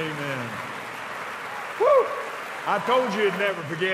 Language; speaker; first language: English; native; English